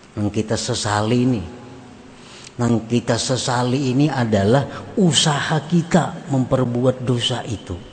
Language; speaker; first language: Indonesian; non-native, local second language; Banjar